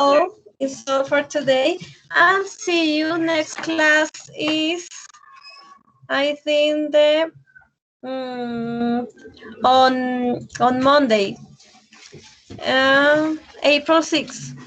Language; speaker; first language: English; non-native, learner; Spanish